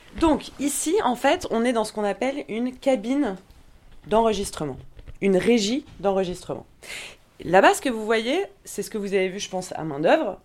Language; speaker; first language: French; native; French